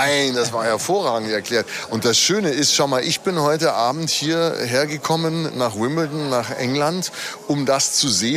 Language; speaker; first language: German; native; German